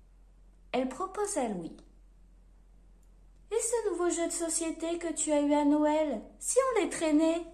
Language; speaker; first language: French; native; French